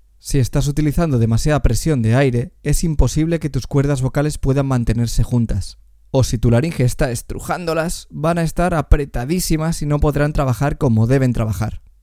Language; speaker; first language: Spanish; native; Spanish